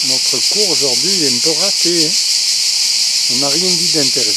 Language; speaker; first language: French; native; French